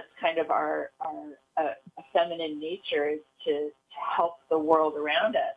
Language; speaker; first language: English; native; English